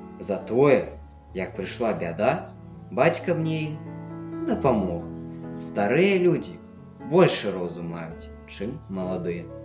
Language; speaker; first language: Belarusian; native; Belarusian